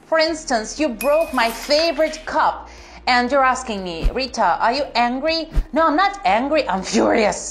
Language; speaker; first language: English; non-native, fluent; Romanian